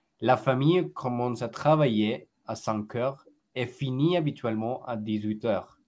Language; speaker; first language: French; non-native, learner; Spanish